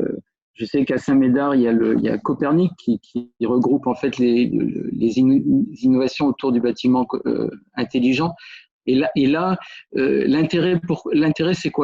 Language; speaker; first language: French; native; French